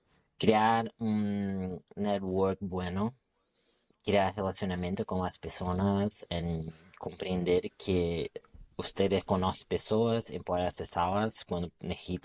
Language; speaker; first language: Spanish; non-native, local second language; Portuguese